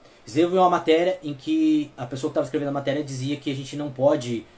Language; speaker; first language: Portuguese; native; Portuguese